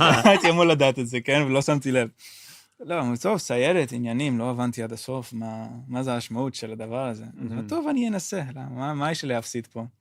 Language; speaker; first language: Hebrew; non-native, fluent; Dutch